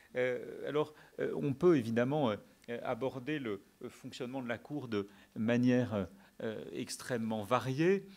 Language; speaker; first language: French; native; French